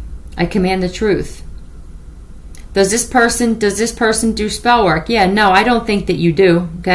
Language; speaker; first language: English; native; English